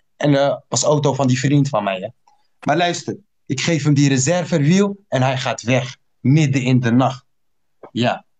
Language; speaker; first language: Dutch; early bilingual, other home language; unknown